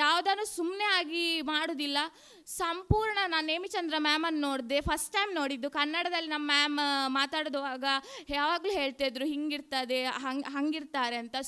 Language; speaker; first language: Kannada; non-native, local second language; Tulu